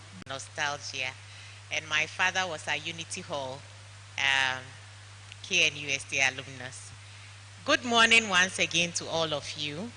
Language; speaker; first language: English; non-native, local second language; Akan